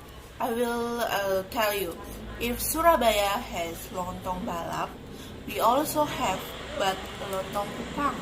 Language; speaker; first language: English; non-native, learner; Indonesian